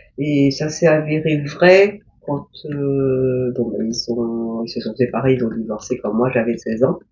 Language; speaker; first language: French; early bilingual, other home language; Korean